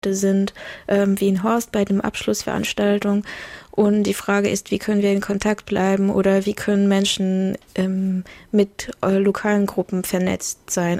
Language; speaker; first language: German; non-native, fluent; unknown